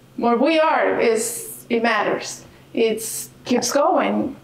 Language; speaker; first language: English; non-native, fluent; Spanish